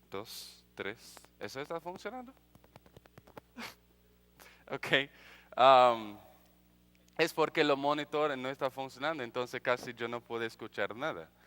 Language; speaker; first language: Spanish; non-native, fluent; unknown